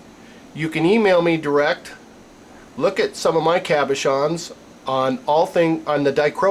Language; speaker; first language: English; native; English